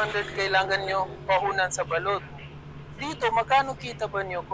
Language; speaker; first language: Filipino; non-native, learner; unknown